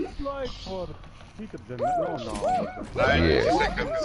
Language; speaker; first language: English; non-native, learner; Polish